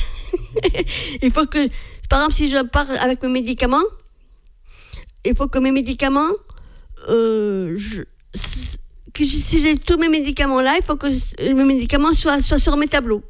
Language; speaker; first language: French; native; French